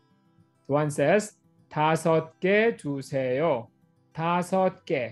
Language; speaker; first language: Korean; non-native, fluent; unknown